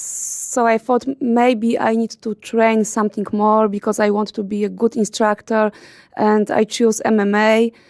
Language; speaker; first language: English; non-native, learner; Polish